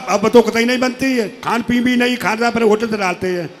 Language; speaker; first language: Hindi; native; Hindi